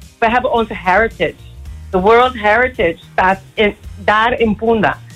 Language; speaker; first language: Dutch; non-native, local second language; Papiamento